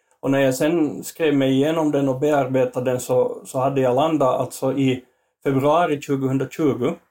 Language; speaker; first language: Swedish; native; Swedish